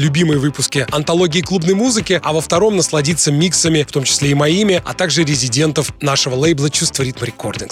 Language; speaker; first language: Russian; native; Russian